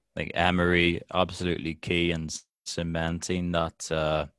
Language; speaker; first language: English; native; English